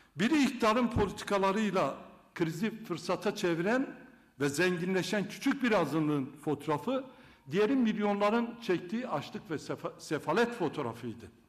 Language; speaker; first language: Turkish; non-native, local second language; Kurdish